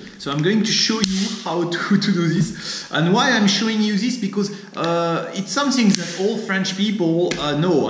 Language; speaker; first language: English; non-native, fluent; French